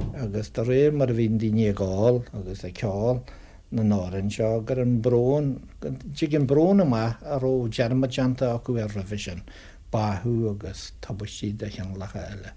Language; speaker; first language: Irish; native; Irish